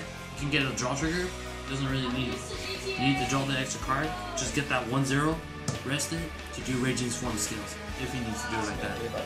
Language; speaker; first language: English; native; English